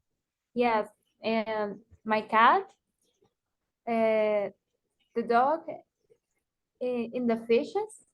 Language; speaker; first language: English; non-native, learner; Spanish